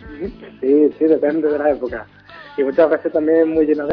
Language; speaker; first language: Spanish; native; Spanish